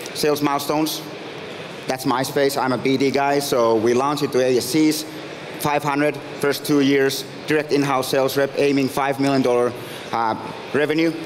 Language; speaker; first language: English; non-native, fluent; Finnish